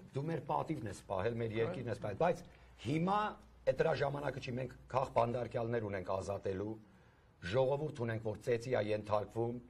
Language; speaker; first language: Armenian; early bilingual, heritage; Armenian